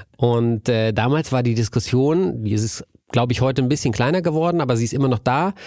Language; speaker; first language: German; native; German